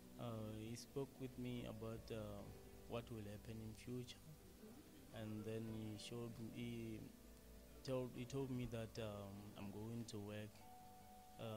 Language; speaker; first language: English; non-native, local second language; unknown